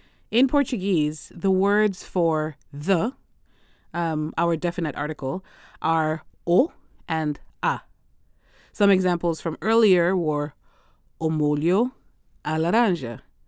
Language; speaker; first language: English; native; English